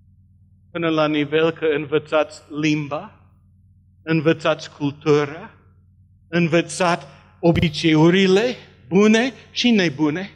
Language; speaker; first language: Romanian; non-native, learner; English